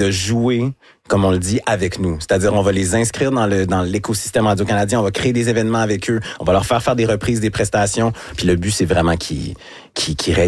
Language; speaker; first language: French; native; French